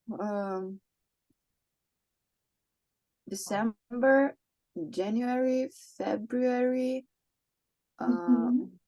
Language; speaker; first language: English; non-native, learner; Ukrainian